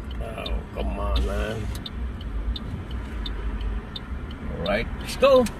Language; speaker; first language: English; non-native, learner; Filipino